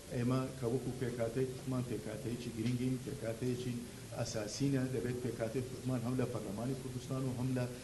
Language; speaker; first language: Central Kurdish; non-native, local second language; Azerbaijani